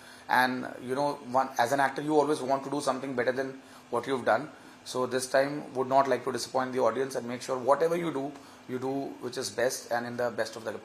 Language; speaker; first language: English; non-native, local second language; Hindi